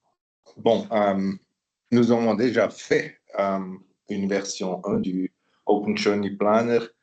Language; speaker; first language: French; non-native, local second language; German